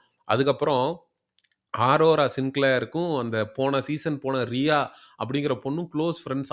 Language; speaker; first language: Tamil; native; Tamil